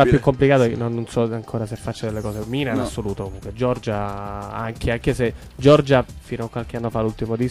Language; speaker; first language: Italian; native; Italian